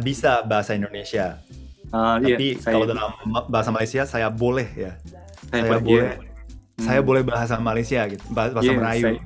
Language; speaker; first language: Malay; non-native, fluent; Japanese